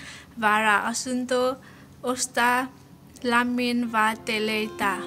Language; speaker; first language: Finnish; non-native, learner; Nepali